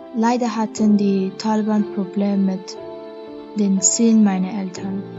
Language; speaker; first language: German; non-native, fluent; Persian